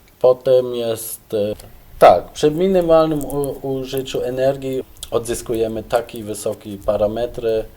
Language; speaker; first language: Polish; non-native, fluent; German